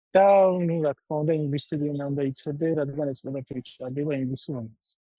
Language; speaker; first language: Georgian; non-native, local second language; Armenian